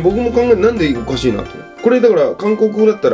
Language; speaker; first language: Japanese; native; Japanese